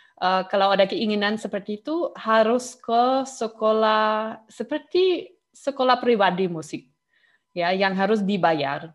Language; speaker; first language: Indonesian; non-native, fluent; German